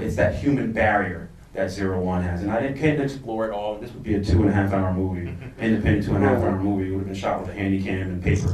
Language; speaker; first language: English; native; English